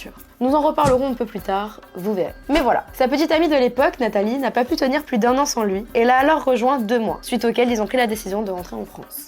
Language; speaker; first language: French; native; French